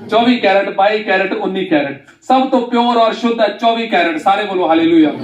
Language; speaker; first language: Hindi; non-native, local second language; Punjabi